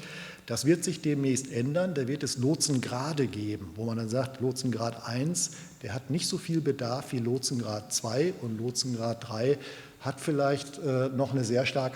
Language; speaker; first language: German; native; German